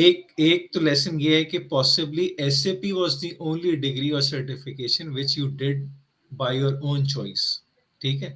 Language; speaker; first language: Urdu; native; Urdu